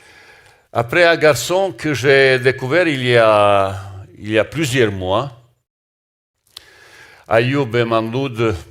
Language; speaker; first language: French; non-native, learner; Bosnian